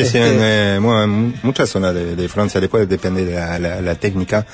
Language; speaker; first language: Spanish; non-native, fluent; French